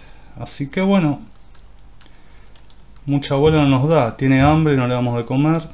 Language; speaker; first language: Spanish; native; Spanish